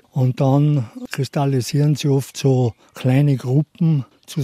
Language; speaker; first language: German; native; German